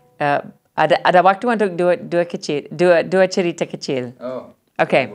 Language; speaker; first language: Indonesian; non-native, learner; English